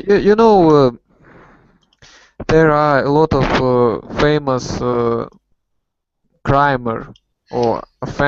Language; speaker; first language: English; non-native, learner; Russian